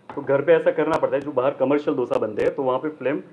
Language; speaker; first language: Hindi; non-native, local second language; Gujarati